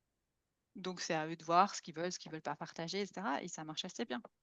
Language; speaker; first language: French; native; French